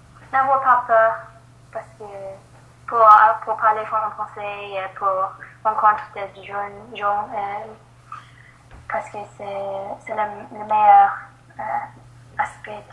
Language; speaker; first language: French; non-native, learner; English